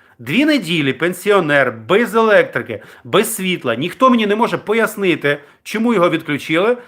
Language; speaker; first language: Ukrainian; non-native, local second language; Russian